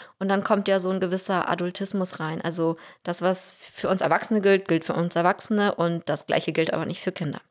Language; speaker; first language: German; early bilingual, heritage; Russian